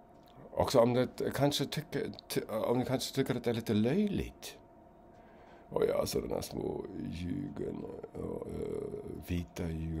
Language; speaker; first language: Swedish; non-native, fluent; German